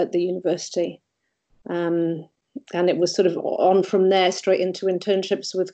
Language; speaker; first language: English; native; English